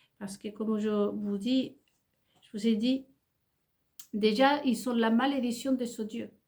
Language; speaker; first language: French; non-native, fluent; Spanish